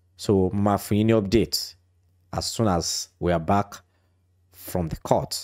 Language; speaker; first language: English; non-native, local second language; Yoruba